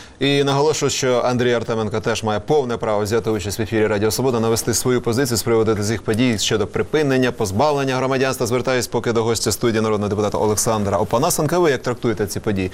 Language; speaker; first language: Ukrainian; native; Ukrainian